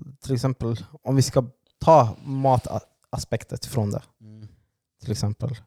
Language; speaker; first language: Swedish; native; Swedish